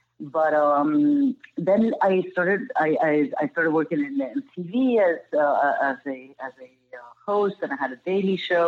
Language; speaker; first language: English; non-native, fluent; Spanish